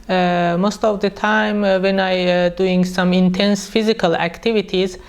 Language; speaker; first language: English; non-native, learner; Persian